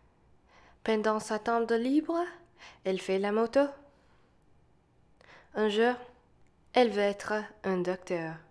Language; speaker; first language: French; non-native, learner; English